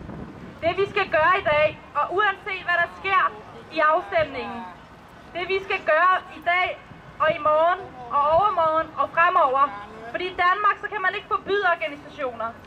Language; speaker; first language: Danish; early bilingual, other home language; Persian